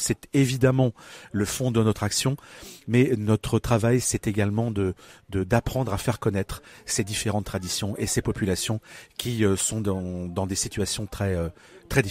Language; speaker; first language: French; native; French